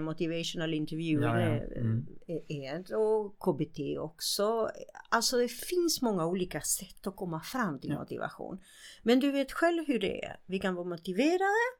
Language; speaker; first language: Swedish; non-native, fluent; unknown